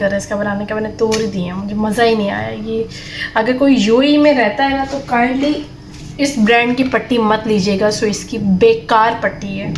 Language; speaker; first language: Urdu; native; Urdu